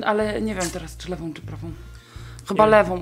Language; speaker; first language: Polish; native; Polish